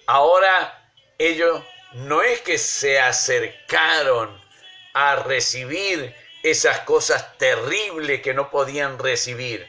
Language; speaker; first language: Spanish; native; Spanish